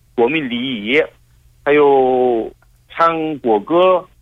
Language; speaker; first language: Chinese; non-native, fluent; Korean